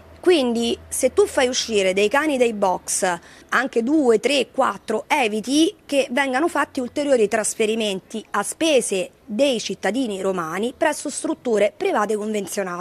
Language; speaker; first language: Italian; native; Italian